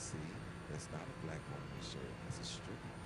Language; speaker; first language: English; native; English